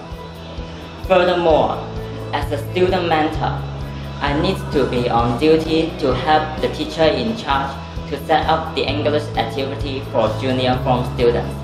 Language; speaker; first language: English; non-native, learner; Chinese